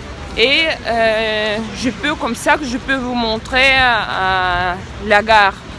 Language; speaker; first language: French; non-native, fluent; Russian